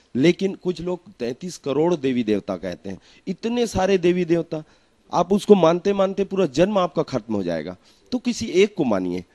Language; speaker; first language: Hindi; native; Hindi